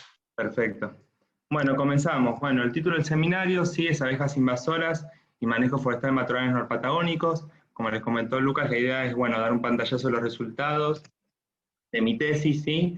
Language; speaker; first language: Spanish; native; Spanish